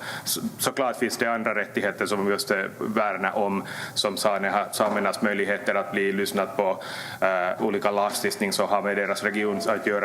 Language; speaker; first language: Swedish; native; Swedish